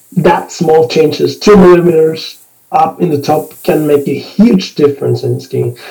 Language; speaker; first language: English; non-native, fluent; Spanish